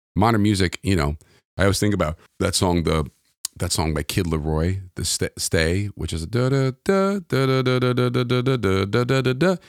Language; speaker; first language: English; native; English